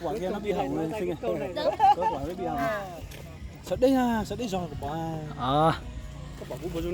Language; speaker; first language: Vietnamese; non-native, local second language; Hmong